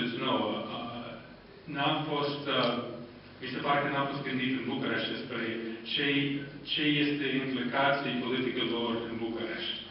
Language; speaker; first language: Romanian; non-native, fluent; English